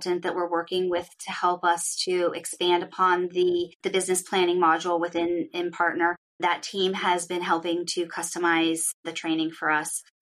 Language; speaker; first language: English; native; English